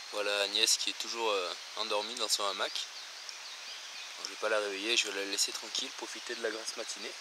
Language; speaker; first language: French; native; French